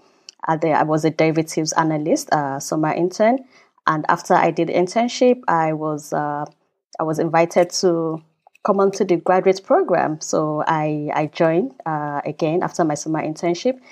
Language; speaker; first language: English; non-native, local second language; Yoruba